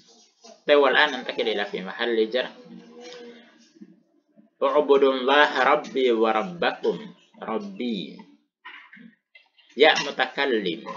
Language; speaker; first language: Arabic; non-native, fluent; Indonesian